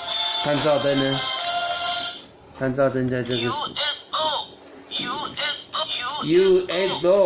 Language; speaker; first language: Chinese; native; Chinese